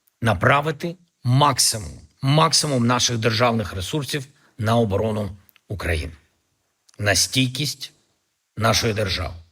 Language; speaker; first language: Ukrainian; native; Ukrainian